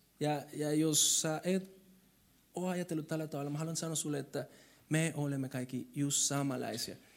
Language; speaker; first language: Finnish; non-native, fluent; Spanish